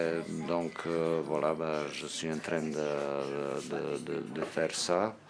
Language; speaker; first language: French; non-native, fluent; Serbian